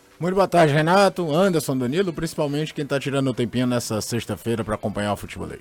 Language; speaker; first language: Portuguese; native; Portuguese